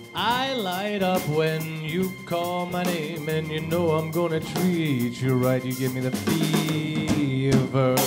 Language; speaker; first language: English; native; English